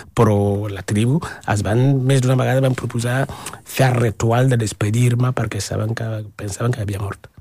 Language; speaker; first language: Catalan; non-native, fluent; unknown